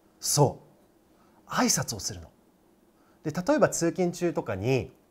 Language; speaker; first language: Japanese; non-native, fluent; English